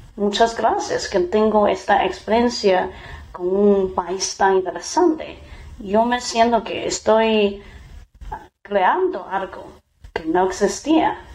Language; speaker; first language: Spanish; non-native, fluent; Chinese